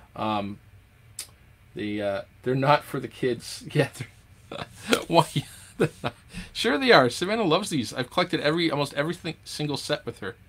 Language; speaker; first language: English; native; English